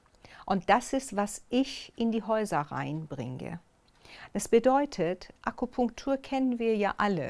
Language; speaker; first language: German; non-native, fluent; Persian